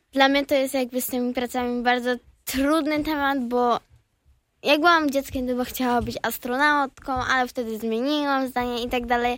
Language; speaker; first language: Polish; early bilingual, heritage; Polish